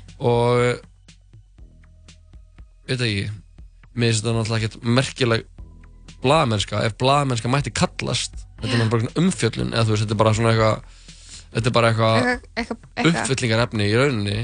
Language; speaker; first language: Icelandic; native; Icelandic